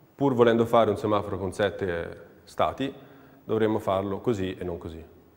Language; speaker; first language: Italian; native; Italian